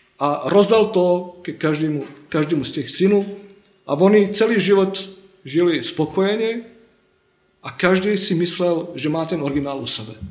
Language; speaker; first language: Czech; non-native, fluent; Bosnian